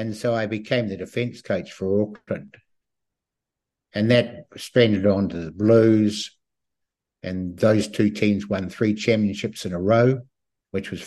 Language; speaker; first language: English; native; English